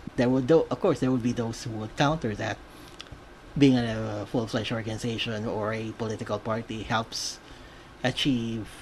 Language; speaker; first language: English; non-native, local second language; Filipino